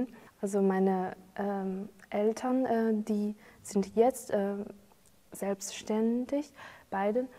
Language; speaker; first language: German; non-native, fluent; Chinese